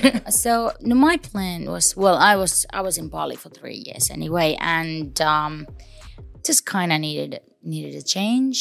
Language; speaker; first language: English; non-native, fluent; Finnish